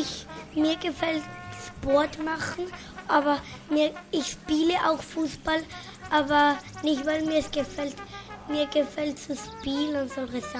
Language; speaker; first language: German; early bilingual, heritage; German